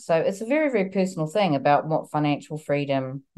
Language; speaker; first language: English; native; English